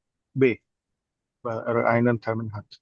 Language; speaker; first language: German; non-native, learner; Indonesian